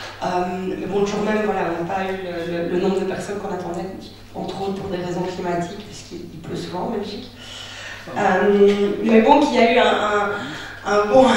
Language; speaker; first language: French; native; French